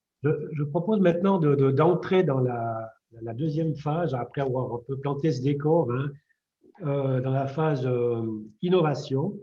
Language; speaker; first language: French; native; French